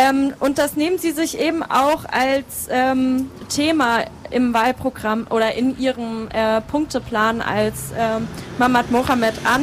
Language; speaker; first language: German; native; German